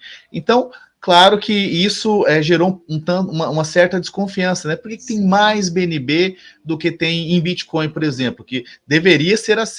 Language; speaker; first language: Portuguese; native; Portuguese